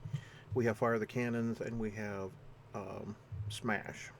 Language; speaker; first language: English; native; English